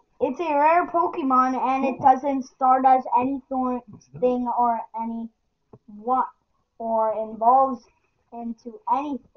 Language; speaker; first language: English; native; English